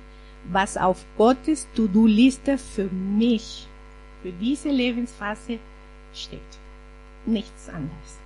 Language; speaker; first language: German; non-native, fluent; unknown